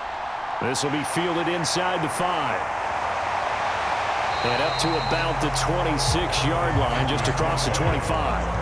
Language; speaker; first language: English; native; English